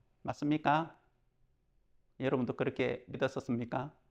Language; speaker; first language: Korean; native; Korean